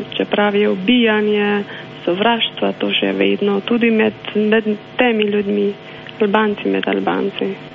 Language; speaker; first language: Slovenian; non-native, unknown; Albanian